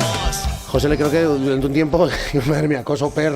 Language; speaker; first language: Spanish; native; Spanish